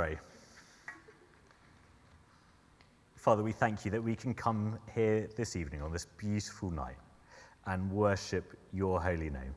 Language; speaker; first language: English; native; English